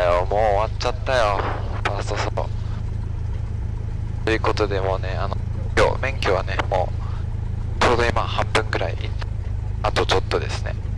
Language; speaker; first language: Japanese; native; Japanese